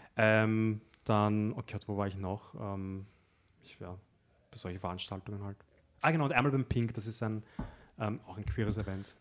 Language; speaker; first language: German; native; German